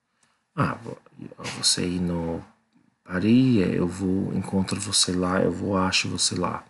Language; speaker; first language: Portuguese; non-native, learner; English